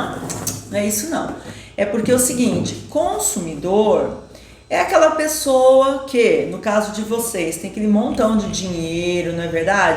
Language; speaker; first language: Portuguese; native; Portuguese